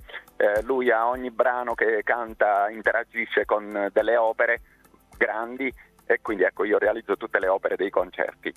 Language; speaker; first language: Italian; native; Italian